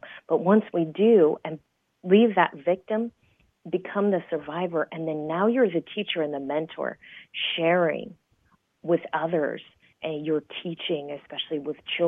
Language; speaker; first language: English; native; English